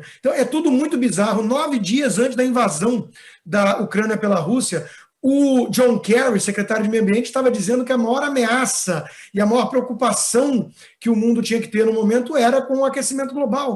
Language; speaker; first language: Portuguese; native; Portuguese